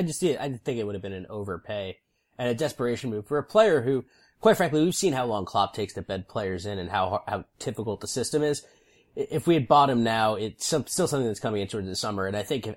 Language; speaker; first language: English; native; English